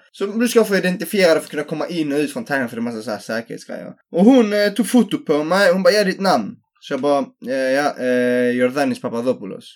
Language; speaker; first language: Swedish; early bilingual, other home language; Greek